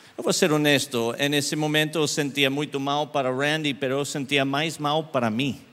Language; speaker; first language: Portuguese; non-native, learner; English